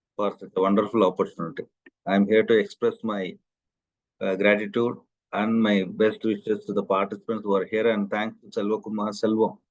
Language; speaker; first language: English; non-native, local second language; Tamil